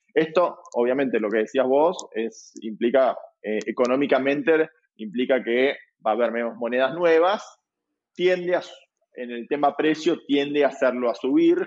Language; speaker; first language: Spanish; native; Spanish